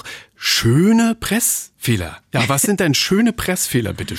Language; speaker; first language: German; native; German